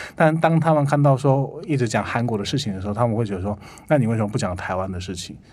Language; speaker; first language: Chinese; non-native, fluent; Korean